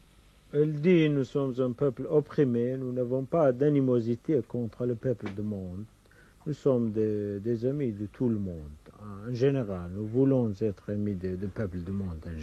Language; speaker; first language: French; non-native, fluent; Kurdish